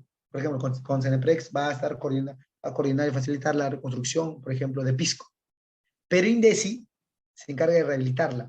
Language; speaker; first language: Spanish; native; Spanish